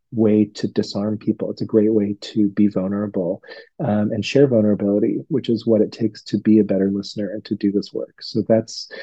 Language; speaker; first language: English; non-native, local second language; Cantonese